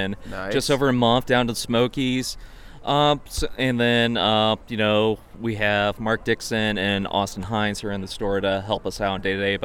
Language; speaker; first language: English; native; English